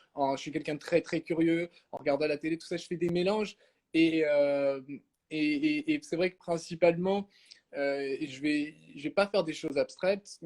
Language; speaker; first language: French; native; French